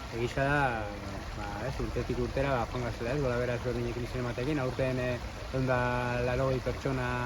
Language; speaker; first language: Basque; native; Basque